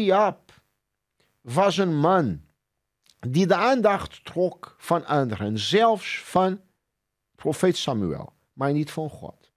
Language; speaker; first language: Dutch; non-native, fluent; Portuguese